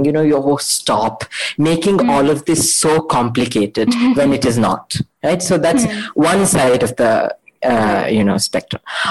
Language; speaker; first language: English; non-native, local second language; Kannada